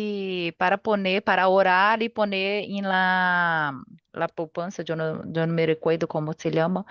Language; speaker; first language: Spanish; non-native, learner; Portuguese